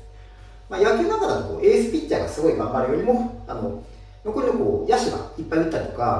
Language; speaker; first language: Japanese; native; Japanese